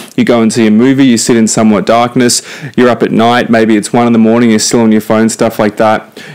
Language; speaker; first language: English; native; English